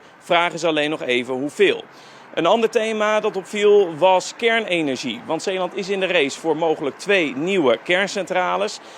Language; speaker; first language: Dutch; native; Dutch